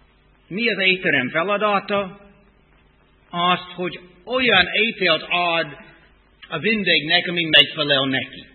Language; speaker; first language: Hungarian; non-native, fluent; English